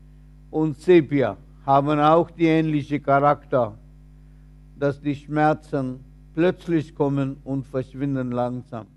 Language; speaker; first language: German; non-native, fluent; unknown